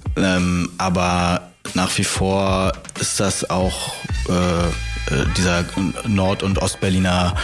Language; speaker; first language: German; native; German